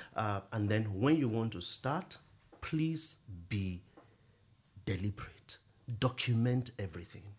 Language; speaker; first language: English; non-native, local second language; Yoruba